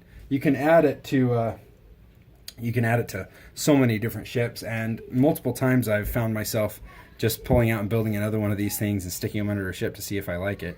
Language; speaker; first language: English; native; English